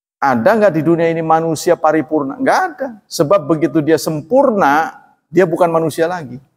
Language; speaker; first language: Indonesian; non-native, local second language; Javanese